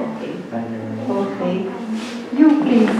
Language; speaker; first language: English; non-native, fluent; Hungarian